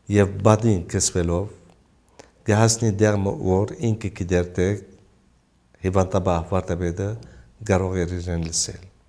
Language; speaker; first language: Armenian; early bilingual, heritage; Armenian